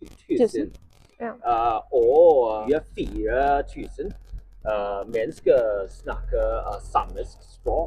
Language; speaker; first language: Norwegian; non-native, learner; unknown